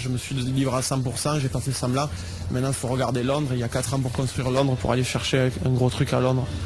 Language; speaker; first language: French; native; French